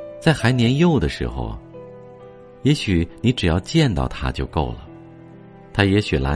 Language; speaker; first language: Chinese; native; Chinese